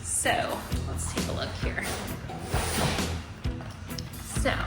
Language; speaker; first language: English; native; English